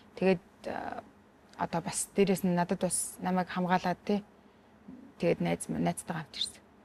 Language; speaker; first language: Mongolian; native; Mongolian